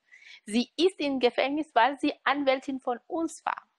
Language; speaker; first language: German; non-native, learner; Persian